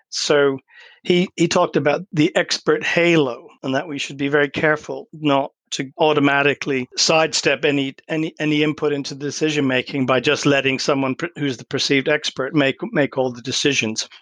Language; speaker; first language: English; native; English